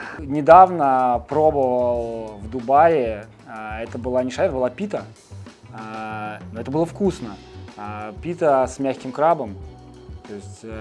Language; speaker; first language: Russian; native; Russian